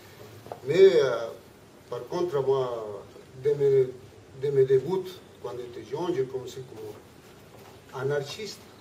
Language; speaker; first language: French; non-native, learner; Spanish